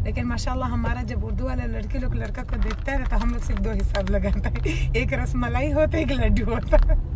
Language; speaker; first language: Hindi; non-native, local second language; Pashto